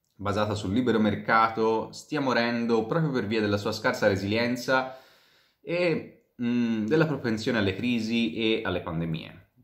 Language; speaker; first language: Italian; native; Italian